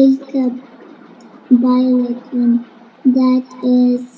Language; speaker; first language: Arabic; non-native, learner; Malayalam